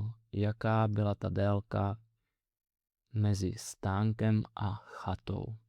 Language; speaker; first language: Czech; native; Czech